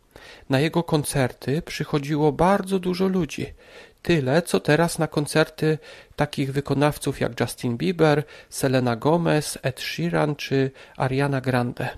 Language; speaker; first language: Polish; native; Polish